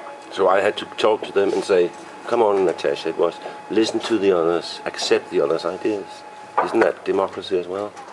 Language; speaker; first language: English; non-native, fluent; Danish